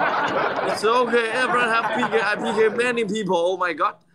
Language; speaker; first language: English; non-native, learner; Chinese